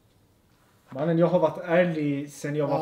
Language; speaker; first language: Swedish; early bilingual, other home language; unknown